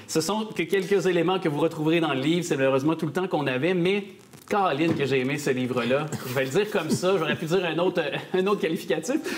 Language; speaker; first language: French; native; French